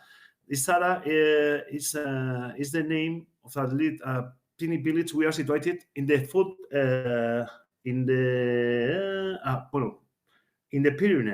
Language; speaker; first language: English; non-native, learner; Spanish